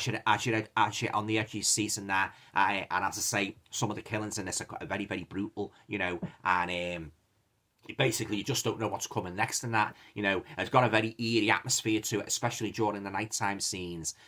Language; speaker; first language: English; native; English